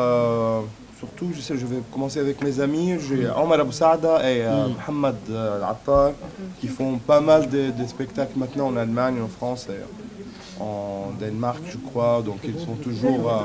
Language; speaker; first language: French; non-native, fluent; Arabic